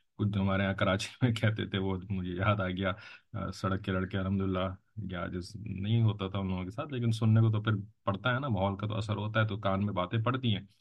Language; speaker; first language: Urdu; native; Urdu